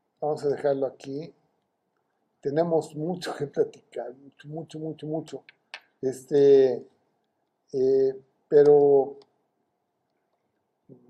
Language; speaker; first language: Spanish; native; Spanish